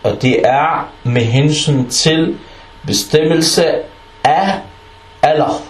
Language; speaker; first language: Danish; early bilingual, other home language; Arabic